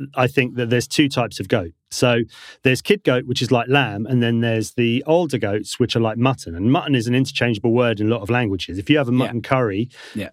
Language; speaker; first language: English; native; English